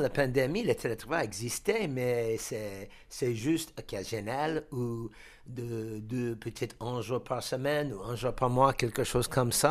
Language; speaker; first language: French; non-native, fluent; English